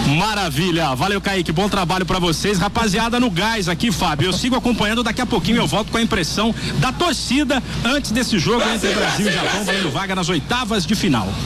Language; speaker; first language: Portuguese; native; Portuguese